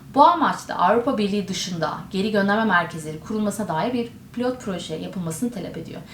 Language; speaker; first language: Turkish; native; Turkish